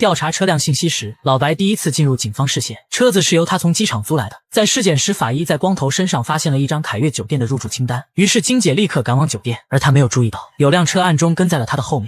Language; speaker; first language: Chinese; native; Chinese